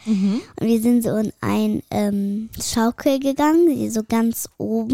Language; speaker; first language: German; early bilingual, other home language; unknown